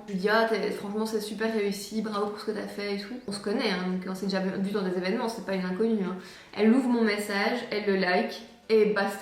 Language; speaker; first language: French; native; French